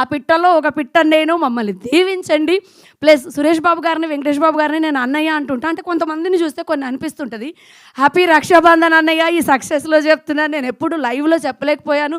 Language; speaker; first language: Telugu; native; Telugu